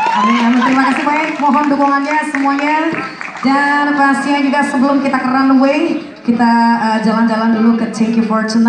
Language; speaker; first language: Indonesian; native; Indonesian